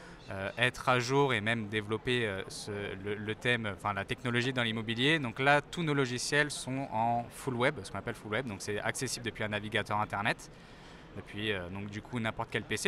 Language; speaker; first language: French; native; French